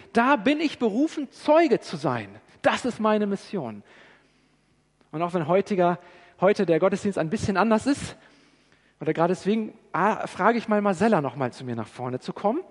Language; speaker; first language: German; native; German